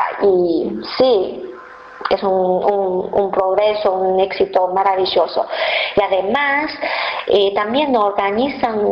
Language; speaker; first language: Spanish; non-native, fluent; Chinese